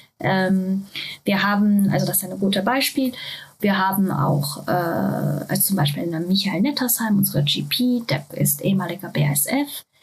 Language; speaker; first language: German; non-native, fluent; Japanese